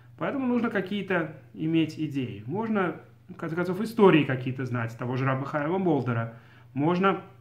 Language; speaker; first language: Russian; early bilingual, other home language; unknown